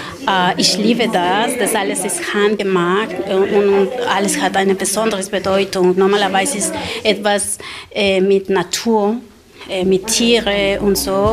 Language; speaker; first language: German; non-native, learner; Spanish